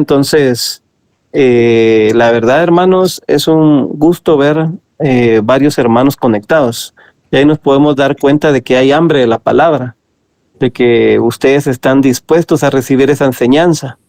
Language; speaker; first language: Spanish; native; Spanish